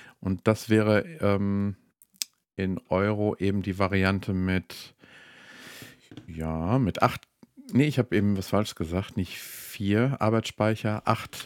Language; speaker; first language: German; native; German